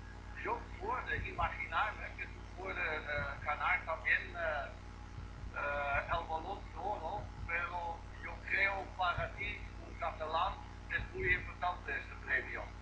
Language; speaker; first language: Spanish; non-native, fluent; Dutch